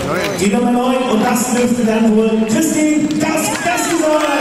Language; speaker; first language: German; native; German